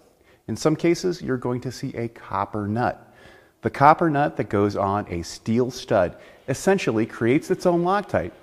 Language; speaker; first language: English; native; English